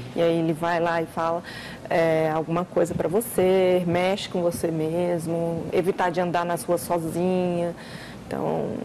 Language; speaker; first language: Portuguese; native; Portuguese